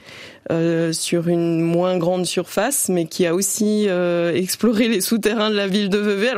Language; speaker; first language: French; native; French